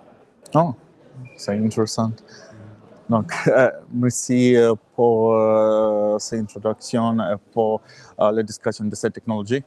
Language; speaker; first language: French; non-native, learner; English